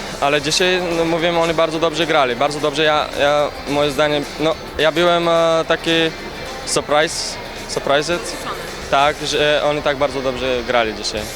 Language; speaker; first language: Polish; non-native, learner; Bulgarian